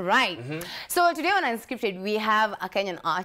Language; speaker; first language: English; non-native, local second language; Swahili